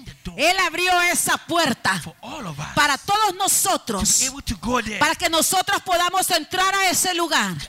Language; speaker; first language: Spanish; native; Spanish